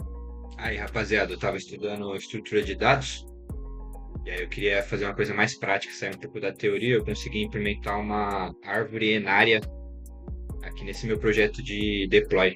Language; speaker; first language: Portuguese; native; Portuguese